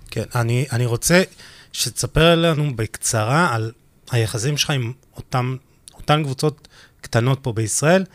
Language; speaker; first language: Hebrew; native; Hebrew